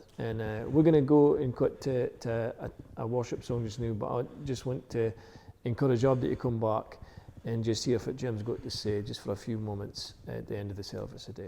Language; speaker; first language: English; native; English